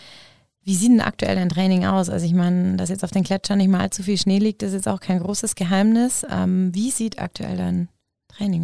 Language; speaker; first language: German; native; German